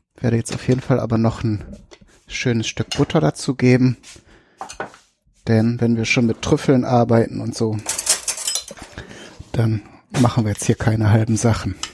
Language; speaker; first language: German; native; German